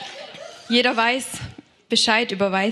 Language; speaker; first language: German; native; German